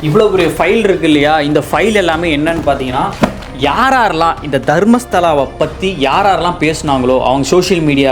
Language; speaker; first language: Tamil; native; Tamil